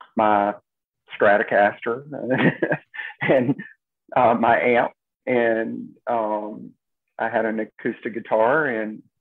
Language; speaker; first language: English; native; English